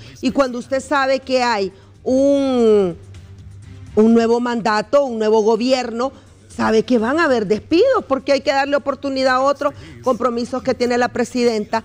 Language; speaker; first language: Spanish; native; Spanish